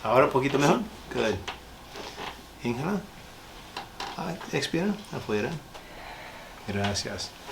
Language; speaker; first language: Spanish; early bilingual, heritage; Spanish